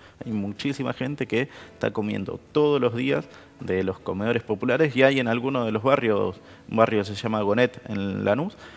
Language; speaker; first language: Spanish; native; Spanish